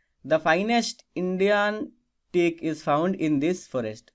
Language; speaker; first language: English; non-native, local second language; Bangla